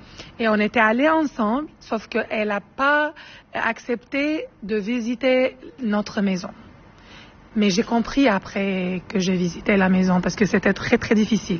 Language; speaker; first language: French; non-native, fluent; Arabic